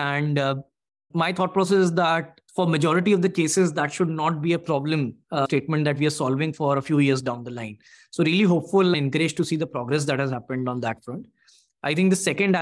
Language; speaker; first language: English; non-native, local second language; Hindi